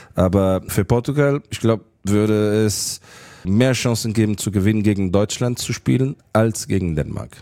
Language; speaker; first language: German; non-native, fluent; Portuguese